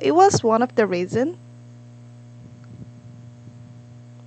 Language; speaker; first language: English; non-native, learner; Korean